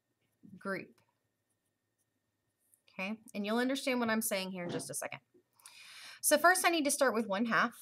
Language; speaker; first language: English; native; English